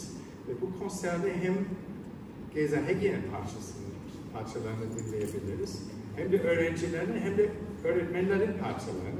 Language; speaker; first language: Turkish; non-native, learner; Hungarian